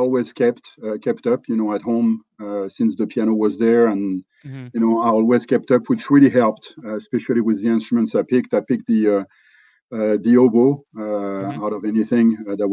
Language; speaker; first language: English; non-native, fluent; French